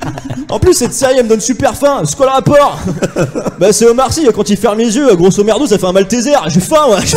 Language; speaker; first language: French; native; French